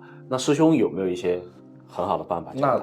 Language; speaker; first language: Chinese; native; Chinese